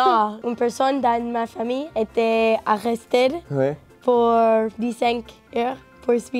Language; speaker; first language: French; non-native, learner; English